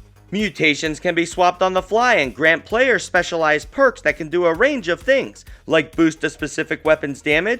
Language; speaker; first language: English; native; English